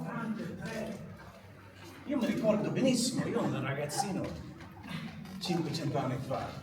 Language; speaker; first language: Italian; non-native, learner; English